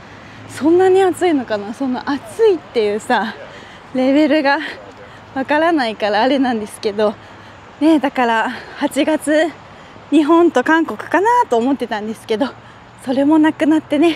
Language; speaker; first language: Japanese; native; Japanese